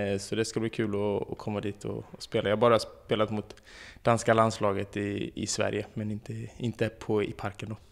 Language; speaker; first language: Swedish; native; Swedish